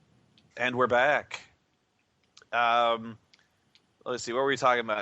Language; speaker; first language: English; native; English